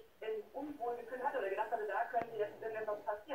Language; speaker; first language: German; native; German